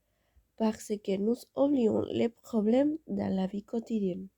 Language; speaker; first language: French; non-native, learner; Spanish